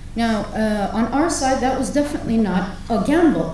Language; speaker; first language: English; non-native, fluent; Turkish